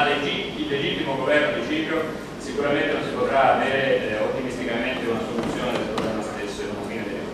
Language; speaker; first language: Italian; native; Italian